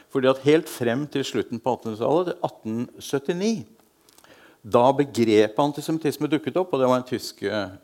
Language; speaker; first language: Norwegian; non-native, fluent; Hungarian